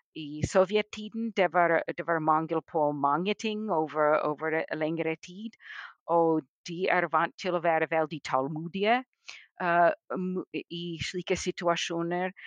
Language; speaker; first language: Norwegian; non-native, fluent; English